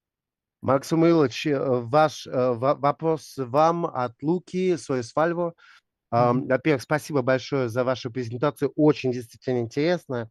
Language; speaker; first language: Russian; native; Russian